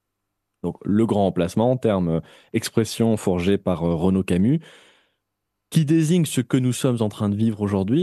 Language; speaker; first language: French; native; French